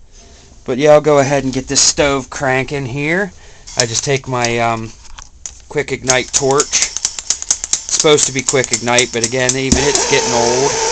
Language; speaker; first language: English; native; English